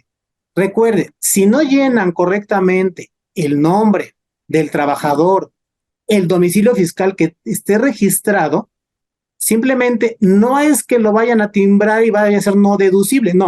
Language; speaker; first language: Spanish; native; Spanish